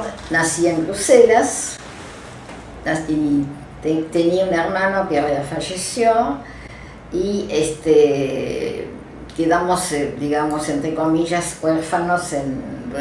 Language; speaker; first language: Spanish; early bilingual, other home language; French